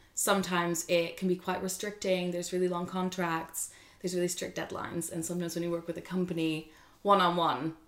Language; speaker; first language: English; non-native, fluent; Dutch